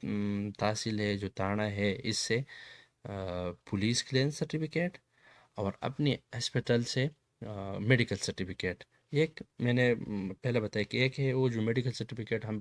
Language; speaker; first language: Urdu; non-native, local second language; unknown